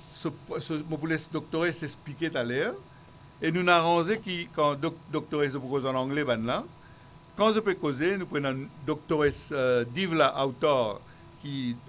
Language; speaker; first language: French; non-native, local second language; Morisyen